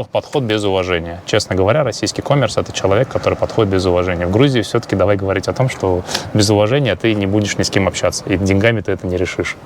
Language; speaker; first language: Russian; native; Russian